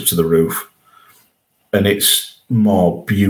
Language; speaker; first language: English; native; English